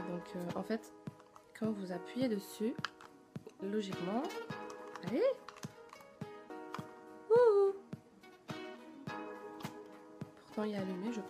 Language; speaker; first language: French; native; French